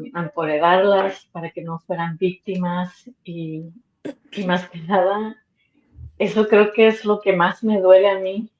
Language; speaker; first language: Spanish; early bilingual, heritage; Spanish